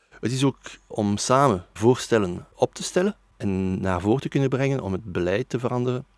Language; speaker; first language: Dutch; non-native, local second language; French